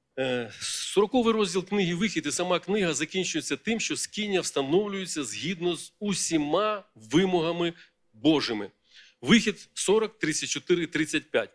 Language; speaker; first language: Ukrainian; non-native, local second language; Russian